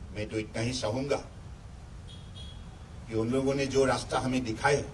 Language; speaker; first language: Hindi; non-native, local second language; Assamese